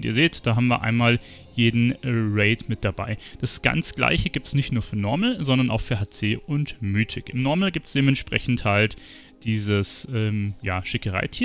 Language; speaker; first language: German; native; German